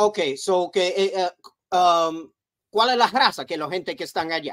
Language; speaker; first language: Spanish; early bilingual, heritage; Spanish